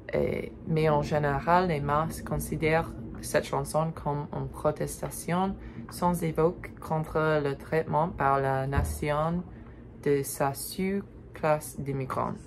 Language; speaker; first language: French; non-native, learner; English